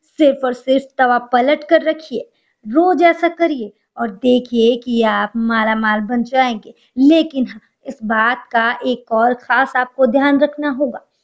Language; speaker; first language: Hindi; native; Hindi